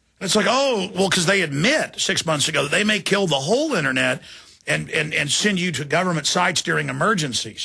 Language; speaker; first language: English; native; English